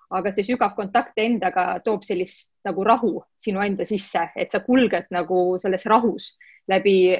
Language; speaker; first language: Estonian; non-native, local second language; Russian